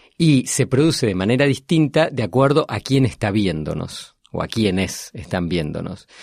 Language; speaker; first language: Spanish; native; Spanish